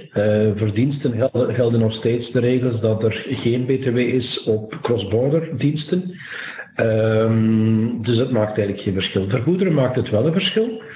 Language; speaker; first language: Dutch; native; Dutch